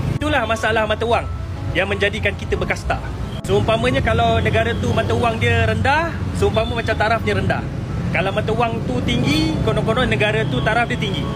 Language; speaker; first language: Malay; native; Malay